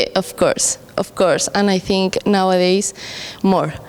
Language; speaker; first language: English; non-native, learner; Spanish